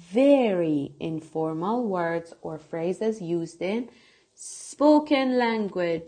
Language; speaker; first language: English; non-native, fluent; Persian